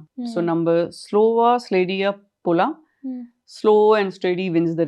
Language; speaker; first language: Tamil; non-native, fluent; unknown